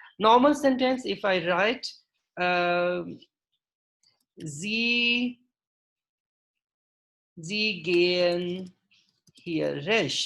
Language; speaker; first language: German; non-native, fluent; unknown